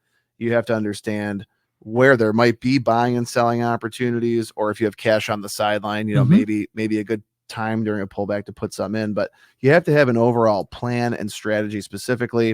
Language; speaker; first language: English; native; English